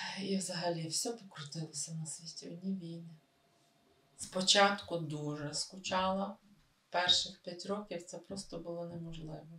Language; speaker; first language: Ukrainian; native; Ukrainian